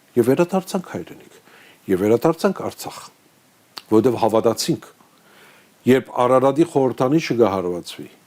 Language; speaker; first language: Armenian; early bilingual, heritage; Armenian